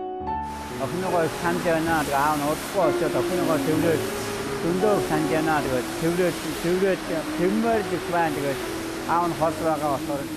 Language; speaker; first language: Korean; non-native, learner; Mongolian